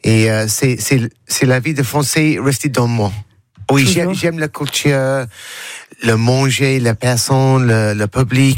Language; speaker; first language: French; non-native, learner; English